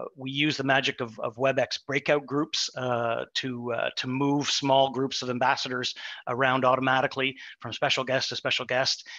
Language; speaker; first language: English; native; English